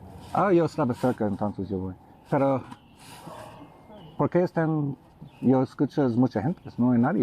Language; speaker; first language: Spanish; non-native, learner; English